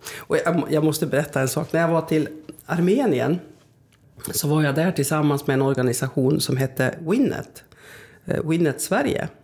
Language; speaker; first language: Swedish; native; Swedish